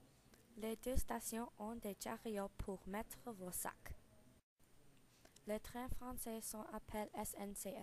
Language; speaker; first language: French; non-native, learner; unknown